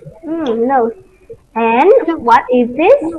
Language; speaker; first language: English; non-native, fluent; Vietnamese